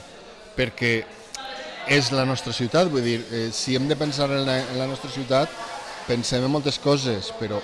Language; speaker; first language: Catalan; native; Catalan